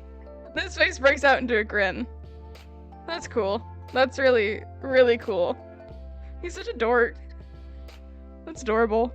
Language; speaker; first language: English; native; English